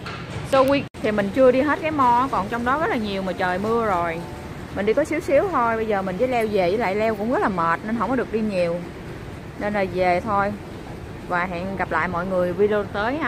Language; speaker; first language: Vietnamese; native; Vietnamese